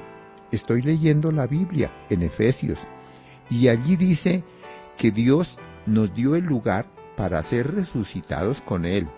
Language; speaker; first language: Spanish; native; Spanish